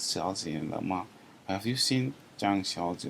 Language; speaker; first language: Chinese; non-native, learner; English